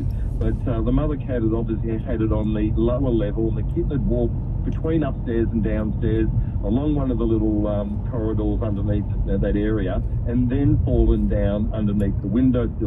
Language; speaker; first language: English; native; English